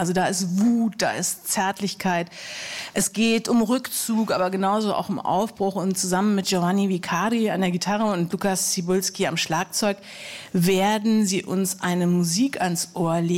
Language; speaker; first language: German; native; German